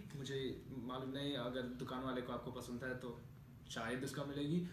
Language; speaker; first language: Hindi; non-native, learner; Malayalam